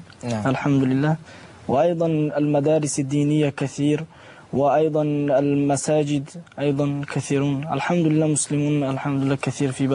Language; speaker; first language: Arabic; non-native, learner; Tajik